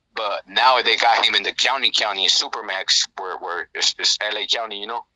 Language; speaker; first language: English; native; English